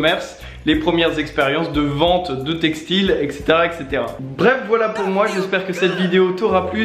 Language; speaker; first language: French; native; French